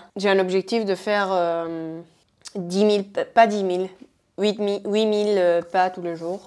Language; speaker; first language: French; non-native, fluent; Spanish